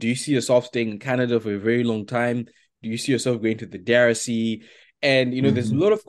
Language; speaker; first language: English; non-native, local second language; Shona